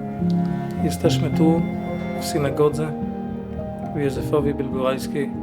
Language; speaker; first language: Polish; non-native, fluent; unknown